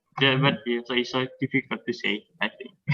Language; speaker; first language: English; non-native, learner; Indonesian